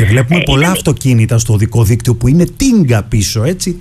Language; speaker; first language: Greek; native; Greek